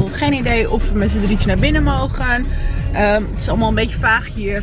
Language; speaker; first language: Dutch; native; Dutch